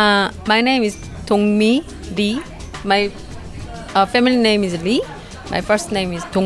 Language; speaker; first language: English; non-native, learner; Korean